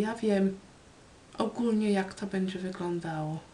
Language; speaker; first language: Polish; early bilingual, heritage; Polish